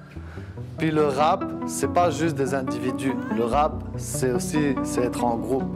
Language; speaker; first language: French; native; French